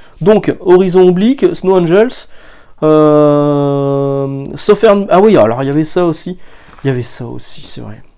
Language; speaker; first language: French; native; French